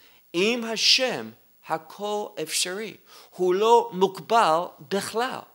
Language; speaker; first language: Hebrew; non-native, fluent; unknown